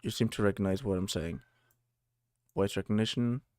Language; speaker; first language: English; non-native, fluent; German